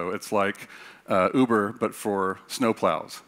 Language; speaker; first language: English; native; English